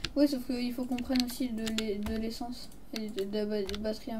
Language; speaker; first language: French; native; French